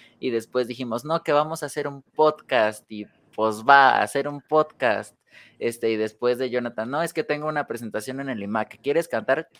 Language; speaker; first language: Spanish; native; Spanish